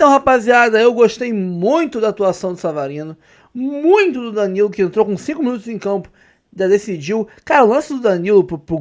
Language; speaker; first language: Portuguese; native; Portuguese